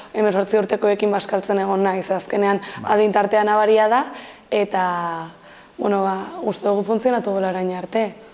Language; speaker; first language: Basque; native; Basque